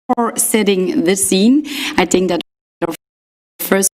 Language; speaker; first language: English; non-native, fluent; Dutch